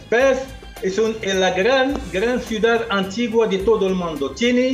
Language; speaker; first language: Spanish; non-native, fluent; Arabic